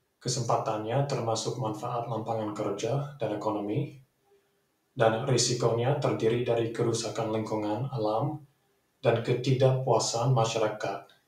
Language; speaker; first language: Indonesian; non-native, fluent; English